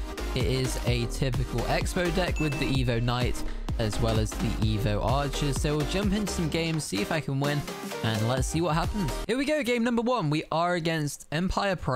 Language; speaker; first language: English; native; English